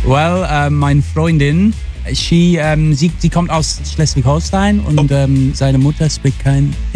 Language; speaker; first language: German; non-native, learner; English